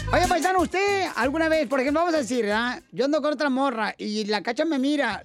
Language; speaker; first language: Spanish; native; Spanish